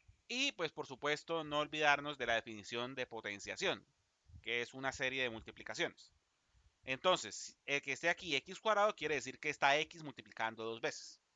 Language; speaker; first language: Spanish; native; Spanish